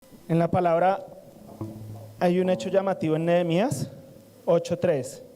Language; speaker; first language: Spanish; native; Spanish